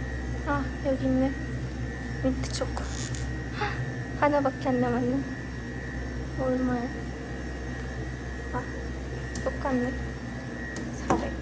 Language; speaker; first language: Korean; non-native, learner; Kazakh